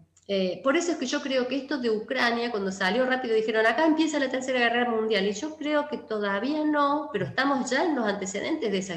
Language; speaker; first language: Spanish; native; Spanish